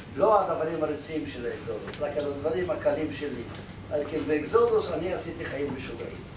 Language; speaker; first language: Hebrew; non-native, fluent; Polish